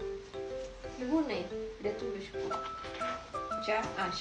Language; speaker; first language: Lithuanian; non-native, learner; Japanese